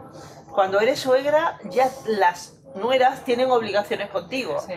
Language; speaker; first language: Spanish; native; Spanish